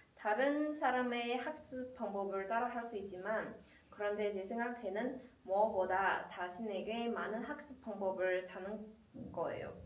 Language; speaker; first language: Korean; non-native, fluent; Chinese